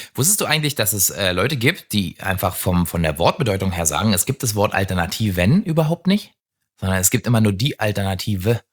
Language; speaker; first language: German; native; German